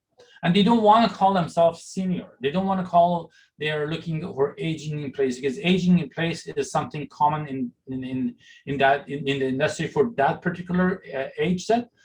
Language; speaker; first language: English; non-native, fluent; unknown